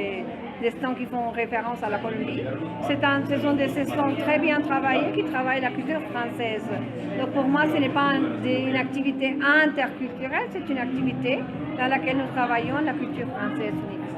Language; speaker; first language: French; non-native, fluent; Spanish